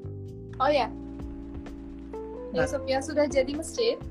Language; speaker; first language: Indonesian; non-native, fluent; Turkish